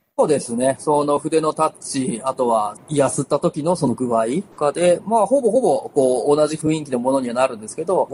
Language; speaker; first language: Japanese; native; Japanese